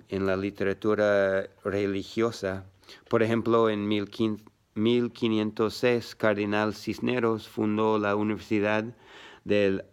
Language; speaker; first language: Spanish; non-native, learner; English